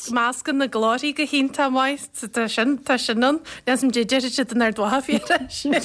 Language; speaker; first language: Irish; native; Irish